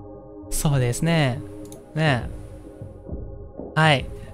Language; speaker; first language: Japanese; non-native, learner; Indonesian